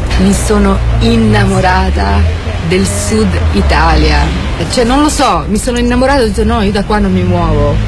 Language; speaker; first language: Italian; early bilingual, other home language; Bosnian